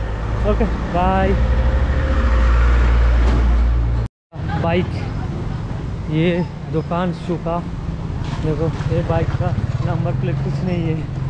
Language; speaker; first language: Hindi; non-native, local second language; Bangla